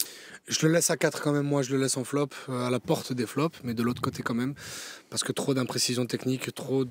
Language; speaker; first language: French; native; French